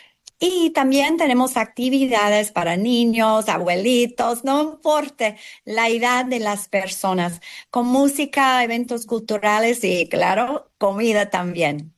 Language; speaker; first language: Spanish; non-native, fluent; English